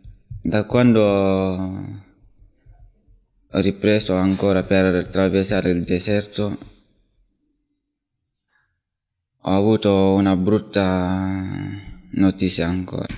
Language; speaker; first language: Italian; non-native, learner; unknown